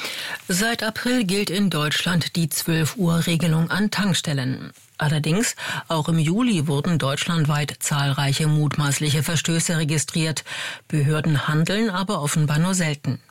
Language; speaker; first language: German; native; German